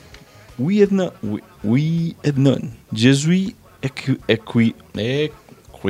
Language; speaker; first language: French; non-native, learner; Spanish